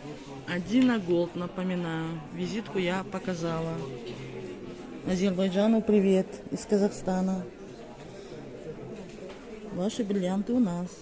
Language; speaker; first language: Russian; native; Russian